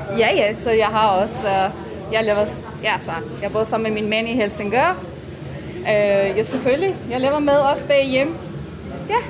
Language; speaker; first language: Danish; non-native, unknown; Persian